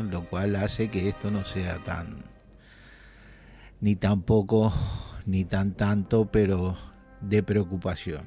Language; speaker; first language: Spanish; native; Spanish